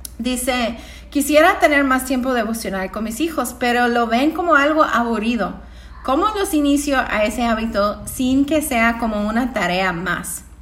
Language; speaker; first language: Spanish; non-native, fluent; English